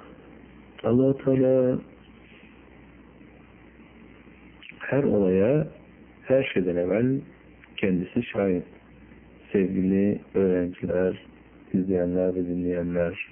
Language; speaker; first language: Turkish; native; Turkish